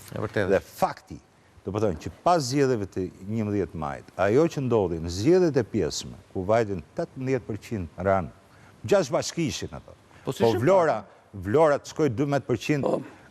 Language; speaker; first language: Albanian; native; Albanian